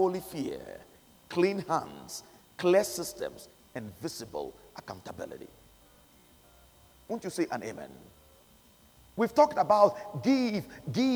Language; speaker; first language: English; non-native, local second language; Akan